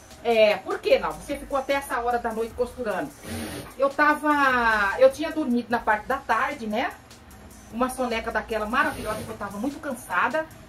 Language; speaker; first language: Portuguese; native; Portuguese